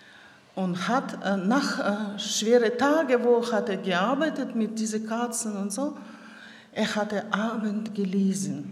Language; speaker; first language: German; non-native, local second language; Russian